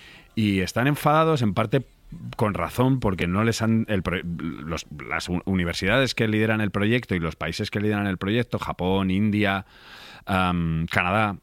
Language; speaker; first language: Spanish; native; Spanish